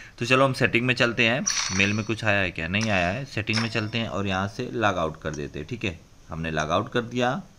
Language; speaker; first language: Hindi; native; Hindi